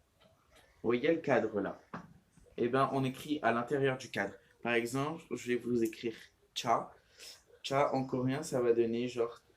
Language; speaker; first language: French; native; French